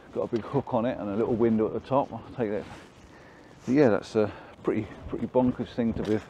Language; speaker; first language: English; native; English